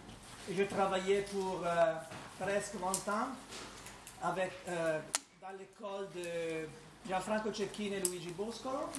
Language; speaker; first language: French; non-native, fluent; Italian